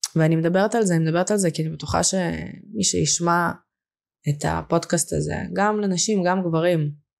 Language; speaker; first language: Hebrew; early bilingual, other home language; Russian